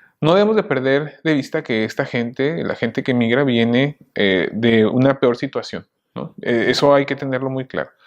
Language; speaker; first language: Spanish; native; Spanish